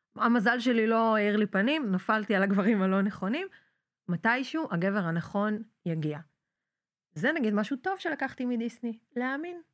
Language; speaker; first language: Hebrew; native; Hebrew